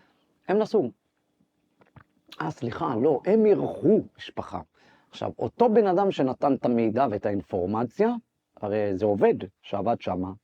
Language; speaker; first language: Hebrew; native; Hebrew